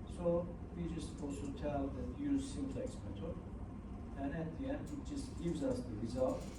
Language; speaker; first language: English; non-native, fluent; Turkish